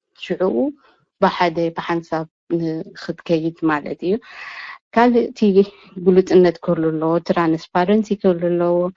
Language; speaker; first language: Tigrinya; non-native, local second language; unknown